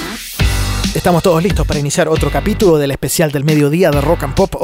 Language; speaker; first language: Spanish; native; Spanish